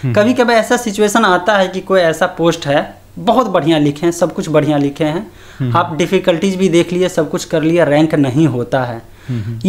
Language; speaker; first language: Hindi; native; Hindi